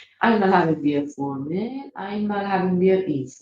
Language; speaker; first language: German; non-native, fluent; Persian